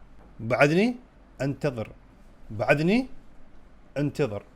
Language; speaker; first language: Arabic; non-native, fluent; Urdu